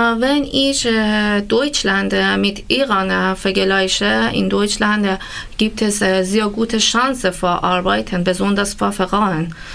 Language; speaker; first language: German; non-native, learner; Persian